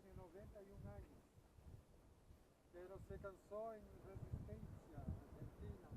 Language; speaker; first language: Spanish; non-native, learner; Portuguese